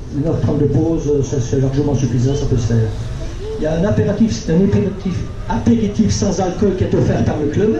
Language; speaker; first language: French; native; French